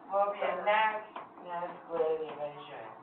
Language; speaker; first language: English; non-native, learner; Chinese